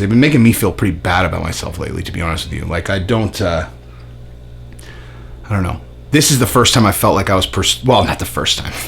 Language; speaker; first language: English; native; English